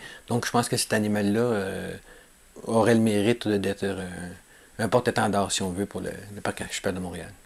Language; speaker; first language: French; native; French